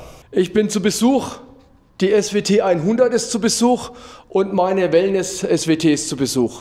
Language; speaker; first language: German; native; German